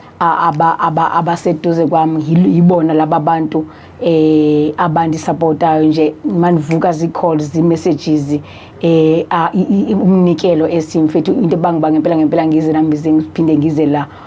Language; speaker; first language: Zulu; non-native, local second language; Xhosa